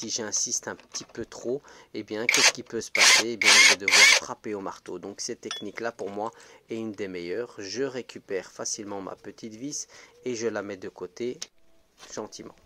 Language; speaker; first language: French; native; French